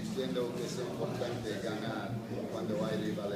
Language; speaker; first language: Spanish; non-native, fluent; English